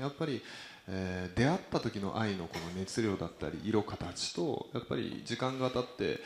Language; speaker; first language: Japanese; native; Japanese